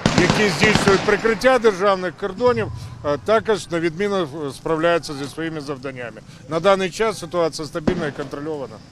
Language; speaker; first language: Ukrainian; native; Ukrainian